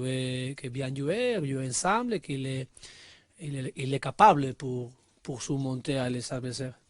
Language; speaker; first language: French; non-native, learner; Spanish